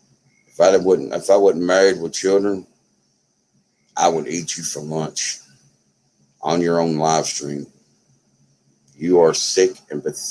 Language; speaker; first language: English; native; English